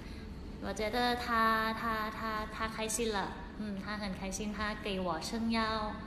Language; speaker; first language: Chinese; non-native, learner; Thai